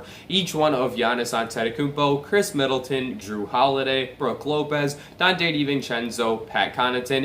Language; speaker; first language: English; native; English